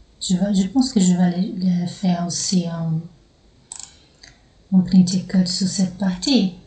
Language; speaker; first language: French; non-native, fluent; Portuguese